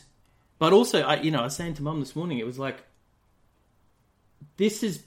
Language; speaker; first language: English; native; English